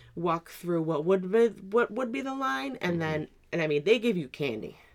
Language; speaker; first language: English; native; English